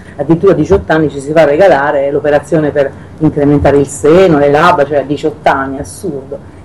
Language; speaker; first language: Italian; native; Italian